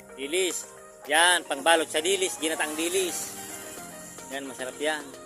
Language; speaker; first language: Filipino; non-native, local second language; Bikol